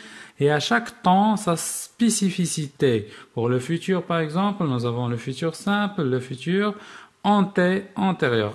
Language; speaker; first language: French; non-native, local second language; Arabic